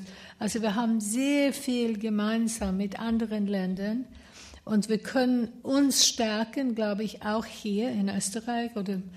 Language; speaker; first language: German; non-native, fluent; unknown